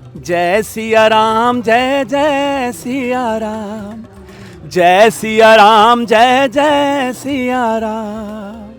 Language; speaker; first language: Hindi; native; Hindi